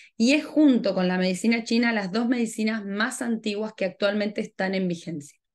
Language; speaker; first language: Spanish; native; Spanish